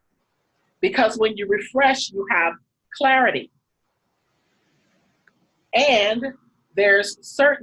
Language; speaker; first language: English; native; English